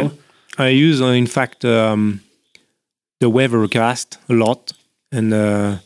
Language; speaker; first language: English; non-native, learner; French